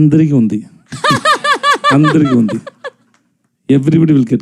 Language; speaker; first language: Telugu; non-native, learner; Tamil